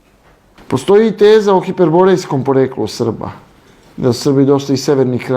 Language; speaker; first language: Serbian; native; Serbian